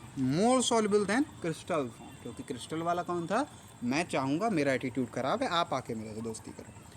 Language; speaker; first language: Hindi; native; Hindi